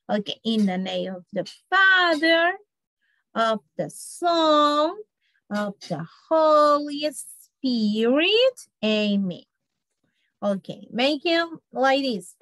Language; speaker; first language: English; non-native, fluent; Spanish